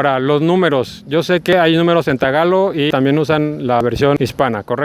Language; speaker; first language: Spanish; native; Spanish